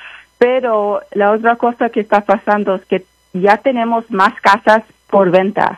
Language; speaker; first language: Spanish; early bilingual, heritage; Spanish